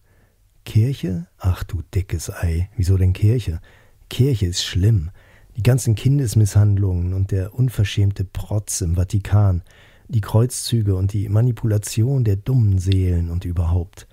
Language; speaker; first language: German; native; German